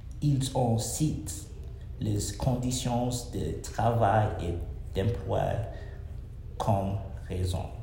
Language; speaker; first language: French; non-native, learner; English